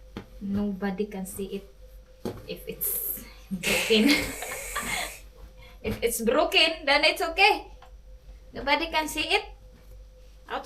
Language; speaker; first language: English; non-native, local second language; Cebuano